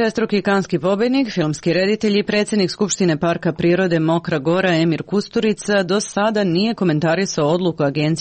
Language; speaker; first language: Serbian; native; Serbian